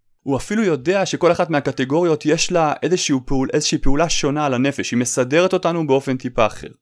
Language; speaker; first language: Hebrew; native; Hebrew